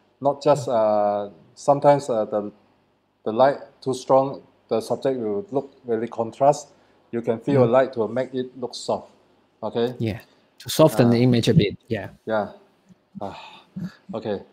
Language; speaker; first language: English; non-native, learner; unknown